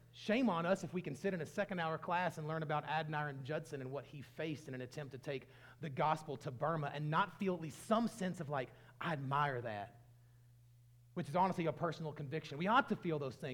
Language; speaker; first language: English; native; English